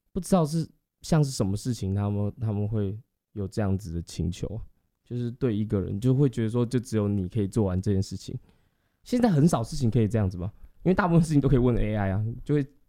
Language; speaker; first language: Chinese; native; Chinese